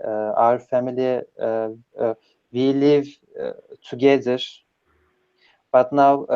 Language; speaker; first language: English; non-native, learner; Turkish